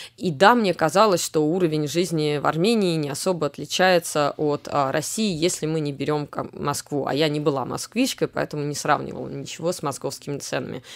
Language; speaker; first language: Russian; native; Russian